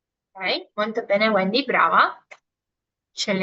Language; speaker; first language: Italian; non-native, fluent; Spanish